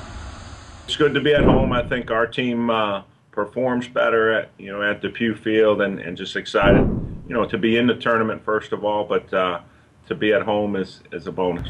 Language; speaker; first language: English; native; English